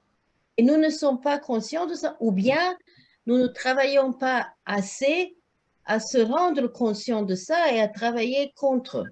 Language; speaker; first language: French; non-native, learner; Croatian